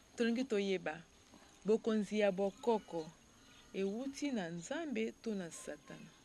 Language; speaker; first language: Lingala; native; Lingala